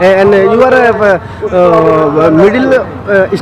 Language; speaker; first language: English; non-native, learner; Sylheti